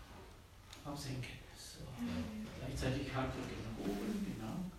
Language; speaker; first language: German; native; German